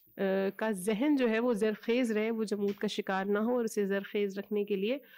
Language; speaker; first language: Urdu; native; Urdu